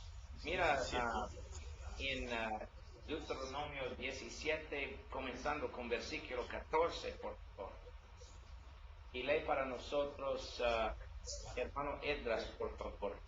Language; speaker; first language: Spanish; non-native, learner; English